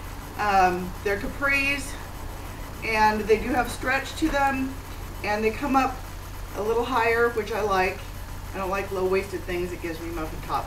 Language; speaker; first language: English; native; English